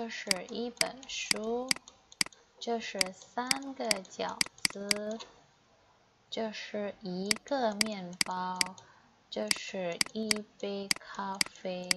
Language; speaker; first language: Chinese; non-native, fluent; Indonesian